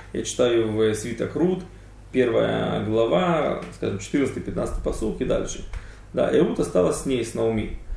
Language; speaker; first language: Russian; early bilingual, heritage; Russian